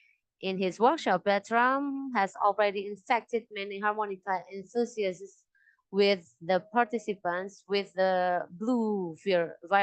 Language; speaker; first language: English; non-native, local second language; Indonesian